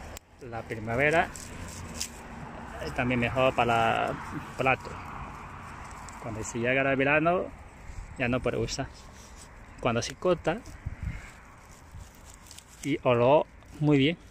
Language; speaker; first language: Spanish; non-native, learner; Chinese